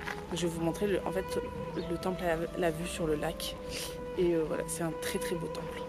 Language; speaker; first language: French; native; French